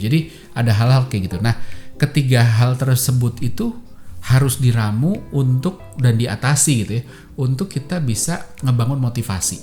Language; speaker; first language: Indonesian; native; Indonesian